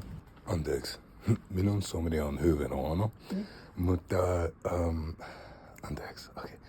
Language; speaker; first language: Finnish; non-native, learner; English